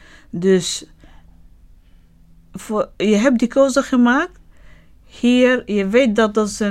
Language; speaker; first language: Dutch; non-native, learner; Arabic